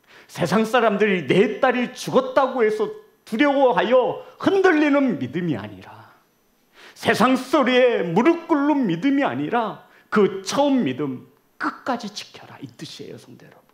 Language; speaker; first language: Korean; native; Korean